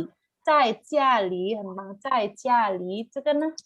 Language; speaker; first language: Chinese; non-native, fluent; Indonesian